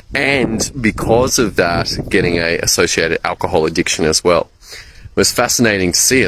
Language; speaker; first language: English; native; English